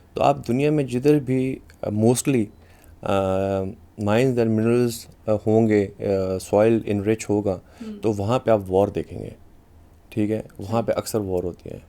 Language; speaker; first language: Urdu; non-native, local second language; Pashto